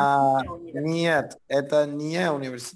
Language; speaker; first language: Russian; non-native, learner; Spanish